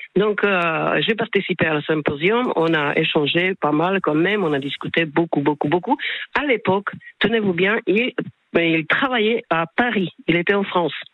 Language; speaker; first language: French; non-native, fluent; Slovak